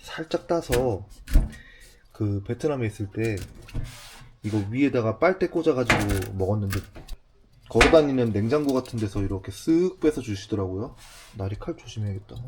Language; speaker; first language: Korean; native; Korean